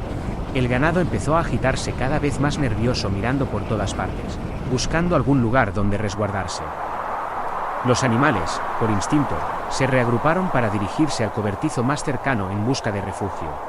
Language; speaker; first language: Spanish; native; Spanish